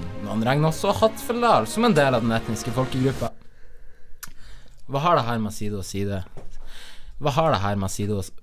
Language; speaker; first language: Norwegian; native; Norwegian